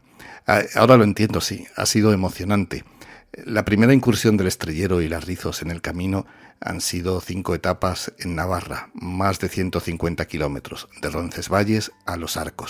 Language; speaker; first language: Spanish; native; Spanish